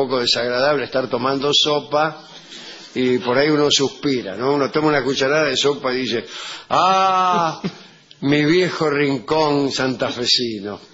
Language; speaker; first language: Spanish; native; Spanish